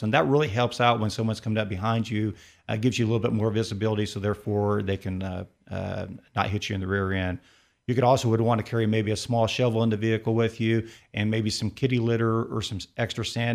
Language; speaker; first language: English; native; English